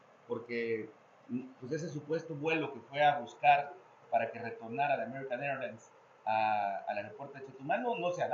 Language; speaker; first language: Spanish; native; Spanish